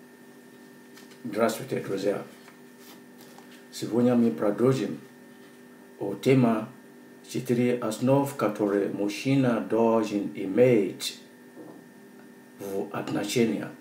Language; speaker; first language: Russian; non-native, learner; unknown